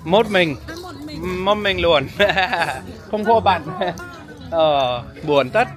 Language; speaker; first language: Vietnamese; non-native, learner; English